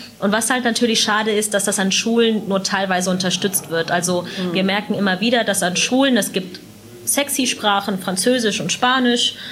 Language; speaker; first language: German; early bilingual, other home language; Punjabi